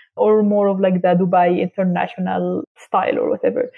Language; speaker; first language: English; non-native, fluent; Arabic